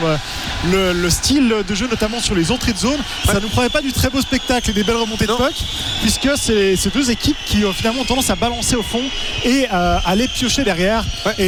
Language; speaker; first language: French; native; French